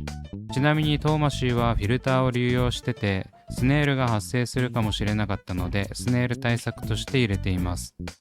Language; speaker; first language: Japanese; native; Japanese